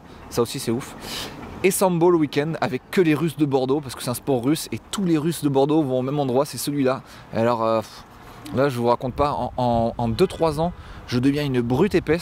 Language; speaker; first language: French; native; French